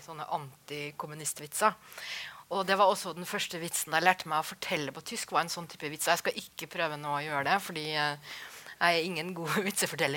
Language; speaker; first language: Norwegian; native; Norwegian